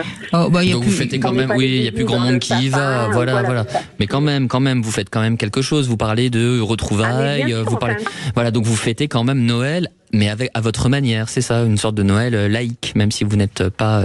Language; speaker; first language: French; native; French